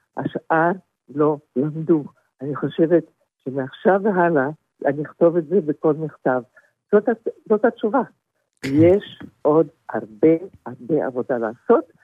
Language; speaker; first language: Hebrew; non-native, fluent; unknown